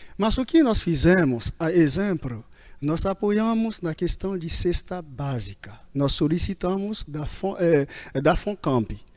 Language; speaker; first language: Portuguese; non-native, fluent; Haitian Creole